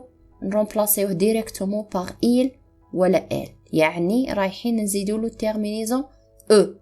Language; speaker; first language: Arabic; native; Arabic